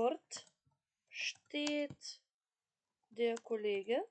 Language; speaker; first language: German; non-native, fluent; Macedonian